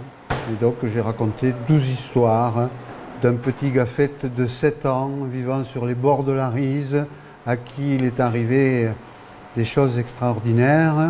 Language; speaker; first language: French; native; French